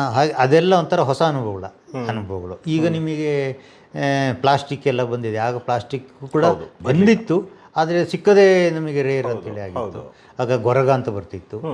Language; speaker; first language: Kannada; native; Kannada